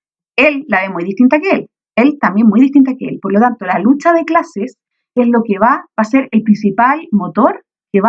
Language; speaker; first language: Spanish; native; Spanish